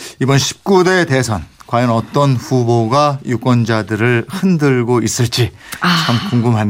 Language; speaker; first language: Korean; native; Korean